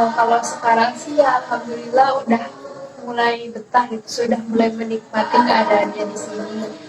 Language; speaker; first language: Indonesian; non-native, local second language; Sundanese